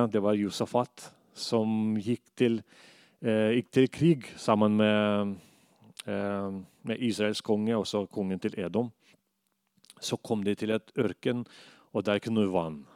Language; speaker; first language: Norwegian; non-native, fluent; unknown